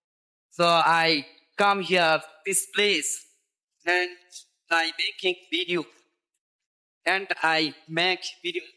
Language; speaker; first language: English; non-native, learner; Bangla